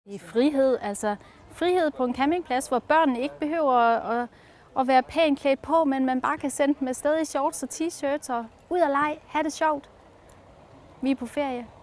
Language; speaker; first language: Danish; native; Danish